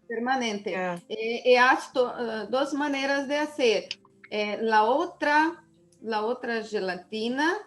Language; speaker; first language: Spanish; non-native, learner; Portuguese